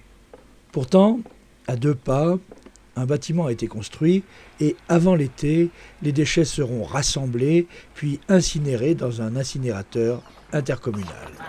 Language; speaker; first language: French; native; French